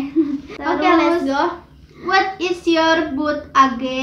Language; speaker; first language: English; non-native, learner; Indonesian